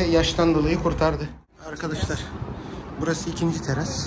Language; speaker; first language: Turkish; native; Turkish